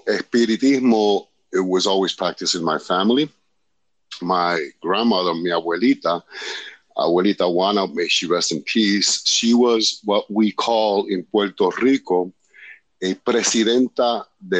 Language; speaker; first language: English; native; English